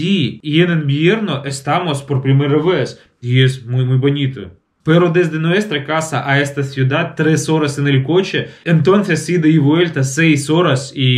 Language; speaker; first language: Spanish; non-native, fluent; Russian